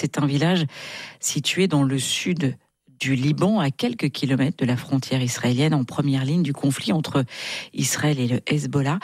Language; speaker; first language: French; native; French